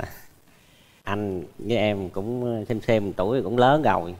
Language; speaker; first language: Vietnamese; native; Vietnamese